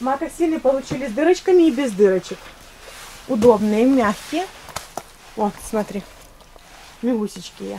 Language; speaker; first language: Russian; native; Russian